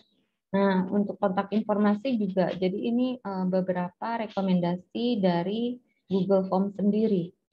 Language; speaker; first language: Indonesian; native; Indonesian